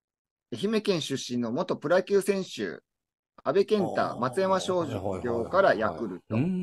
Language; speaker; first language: Japanese; native; Japanese